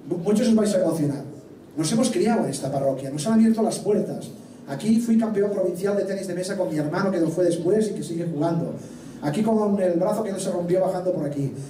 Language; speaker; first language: Spanish; non-native, local second language; Catalan